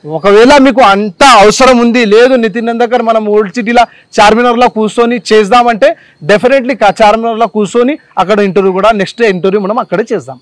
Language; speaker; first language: Telugu; non-native, local second language; Marathi